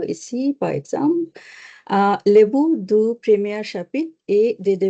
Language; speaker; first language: French; non-native, learner; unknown